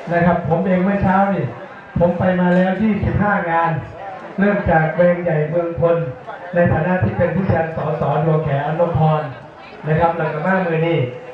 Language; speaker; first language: Thai; native; Thai